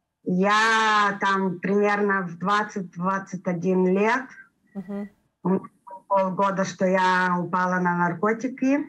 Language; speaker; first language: Russian; early bilingual, heritage; Russian